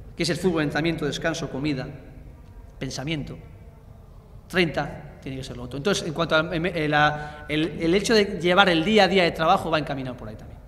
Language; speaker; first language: Spanish; native; Spanish